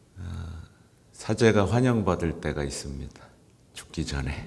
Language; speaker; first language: Korean; native; Korean